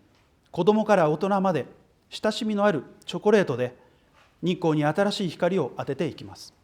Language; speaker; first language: Japanese; native; Japanese